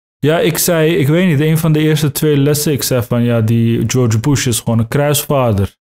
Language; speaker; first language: Dutch; early bilingual, other home language; Turkish